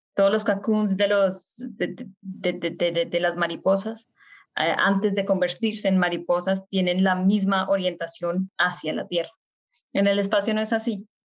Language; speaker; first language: Spanish; native; Spanish